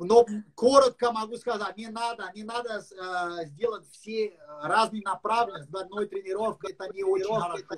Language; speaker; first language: Russian; non-native, learner; English